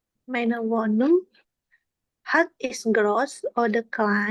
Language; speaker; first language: German; non-native, learner; Indonesian